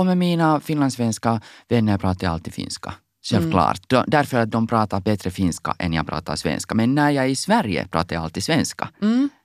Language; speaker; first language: Swedish; non-native, local second language; Finnish